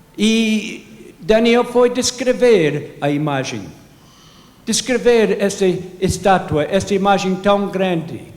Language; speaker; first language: Portuguese; non-native, fluent; English